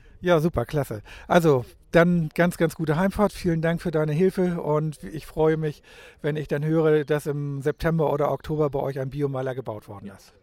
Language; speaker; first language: German; native; German